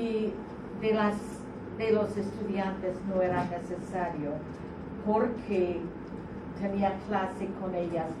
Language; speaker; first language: Spanish; non-native, fluent; English